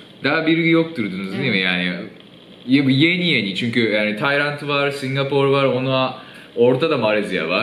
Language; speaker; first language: Turkish; non-native, fluent; Japanese